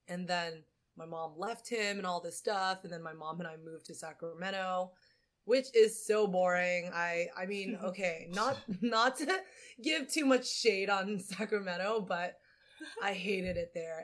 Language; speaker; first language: English; native; English